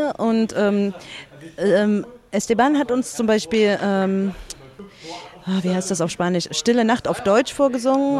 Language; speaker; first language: German; native; German